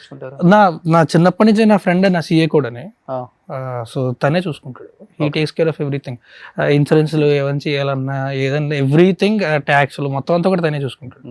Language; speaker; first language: Telugu; native; Telugu